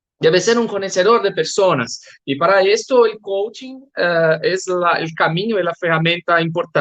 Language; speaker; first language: Spanish; non-native, learner; Portuguese